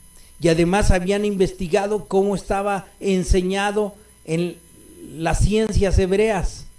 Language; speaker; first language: Spanish; native; Spanish